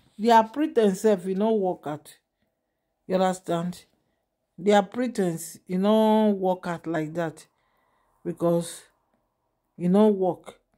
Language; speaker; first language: Nigerian Pidgin; non-native, local second language; Yoruba